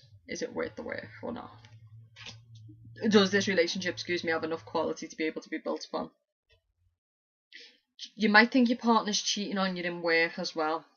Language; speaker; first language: English; native; English